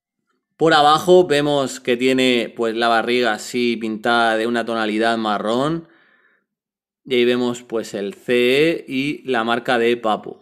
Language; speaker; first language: Spanish; native; Spanish